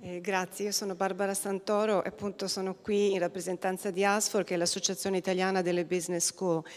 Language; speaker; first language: Italian; early bilingual, heritage; Italian